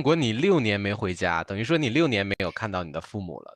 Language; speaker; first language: Chinese; native; Chinese